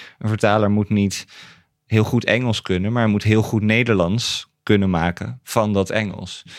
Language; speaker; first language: Dutch; native; Dutch